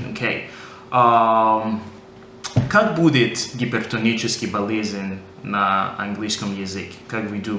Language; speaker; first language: Russian; non-native, fluent; English